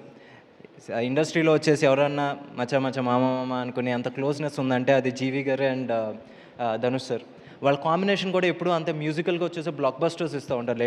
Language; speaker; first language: Telugu; native; Telugu